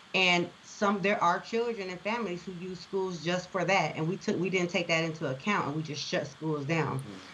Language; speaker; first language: English; native; English